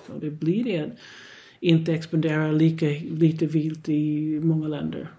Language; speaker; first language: Swedish; non-native, fluent; English